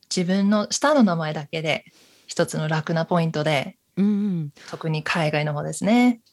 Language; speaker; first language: Japanese; non-native, fluent; English